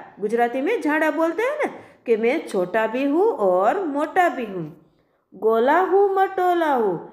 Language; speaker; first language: Hindi; non-native, local second language; Gujarati